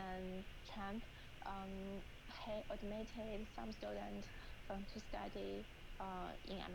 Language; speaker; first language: English; non-native, learner; Chinese